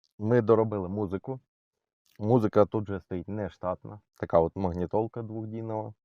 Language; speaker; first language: Ukrainian; non-native, local second language; Russian